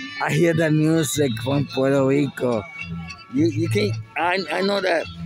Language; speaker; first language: English; non-native, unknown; Spanish